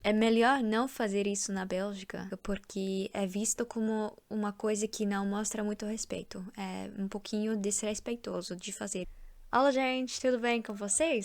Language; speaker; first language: Portuguese; non-native, fluent; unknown